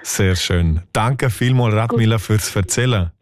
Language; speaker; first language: German; native; German